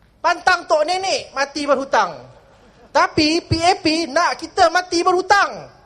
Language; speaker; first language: Malay; native; Malay